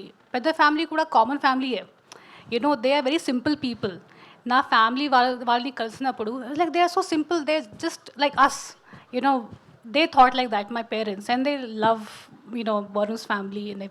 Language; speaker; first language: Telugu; non-native, learner; Hindi